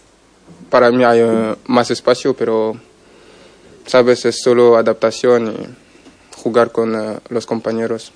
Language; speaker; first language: Spanish; non-native, learner; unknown